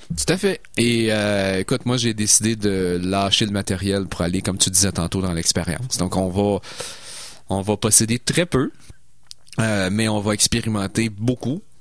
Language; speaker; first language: French; native; French